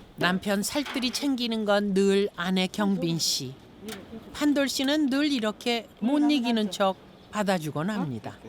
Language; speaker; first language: Korean; native; Korean